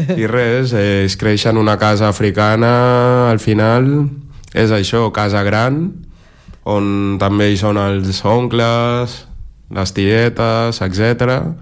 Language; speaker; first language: Catalan; early bilingual, other home language; Serer